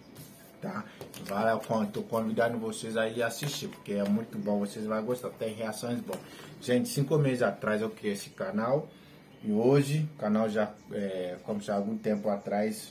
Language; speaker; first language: Portuguese; non-native, learner; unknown